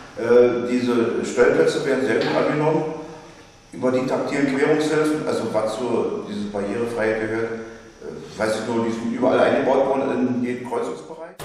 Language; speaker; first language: German; native; German